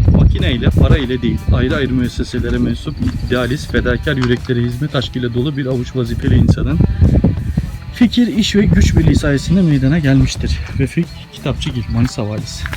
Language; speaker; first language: Turkish; native; Turkish